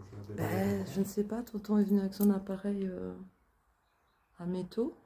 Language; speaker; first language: French; native; French